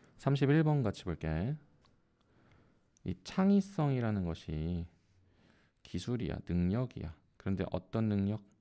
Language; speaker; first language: Korean; native; Korean